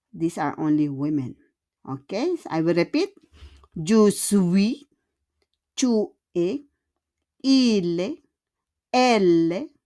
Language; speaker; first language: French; non-native, fluent; Filipino